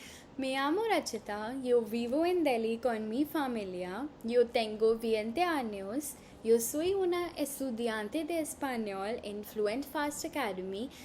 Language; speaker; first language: Spanish; non-native, learner; Hindi